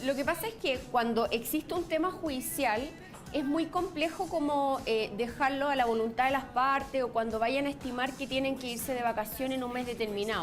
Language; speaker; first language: Spanish; native; Spanish